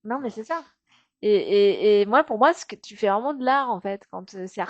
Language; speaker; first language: French; native; French